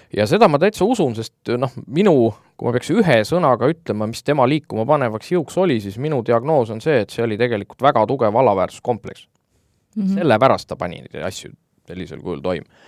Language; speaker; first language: Estonian; native; Estonian